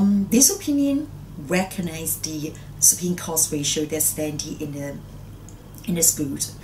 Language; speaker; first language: English; non-native, local second language; Cantonese